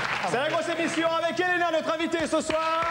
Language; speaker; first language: French; native; French